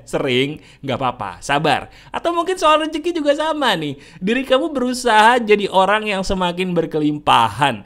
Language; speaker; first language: Indonesian; native; Indonesian